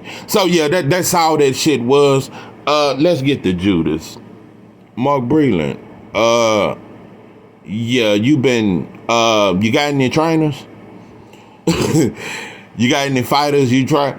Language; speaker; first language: English; native; English